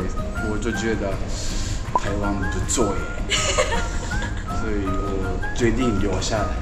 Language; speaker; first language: Chinese; non-native, learner; Japanese